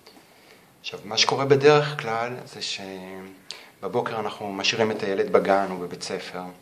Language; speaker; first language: Hebrew; native; Hebrew